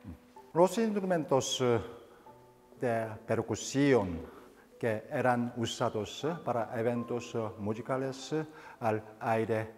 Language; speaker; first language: Spanish; non-native, fluent; Korean